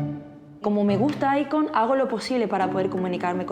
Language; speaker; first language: Spanish; native; Spanish